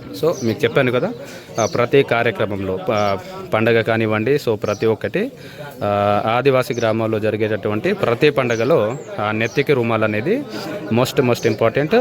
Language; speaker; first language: Telugu; non-native, local second language; Gondi